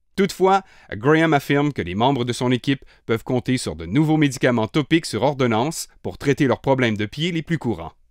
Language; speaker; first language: French; native; French